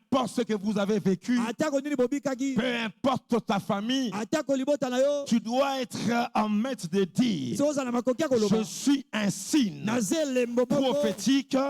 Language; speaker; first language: French; non-native, local second language; Lingala